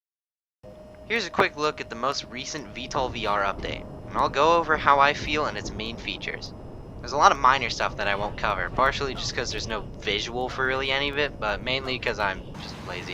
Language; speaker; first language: English; native; English